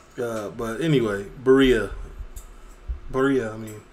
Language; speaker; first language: English; native; English